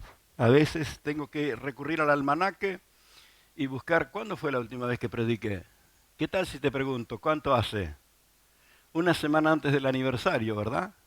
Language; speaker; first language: Spanish; native; Spanish